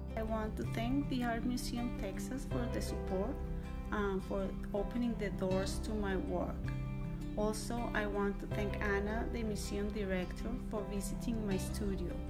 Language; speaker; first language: English; non-native, fluent; Spanish